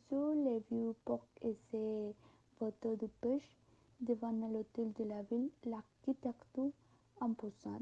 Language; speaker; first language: French; non-native, learner; Spanish